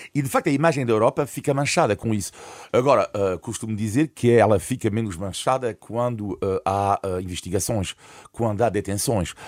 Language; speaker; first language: Portuguese; non-native, fluent; French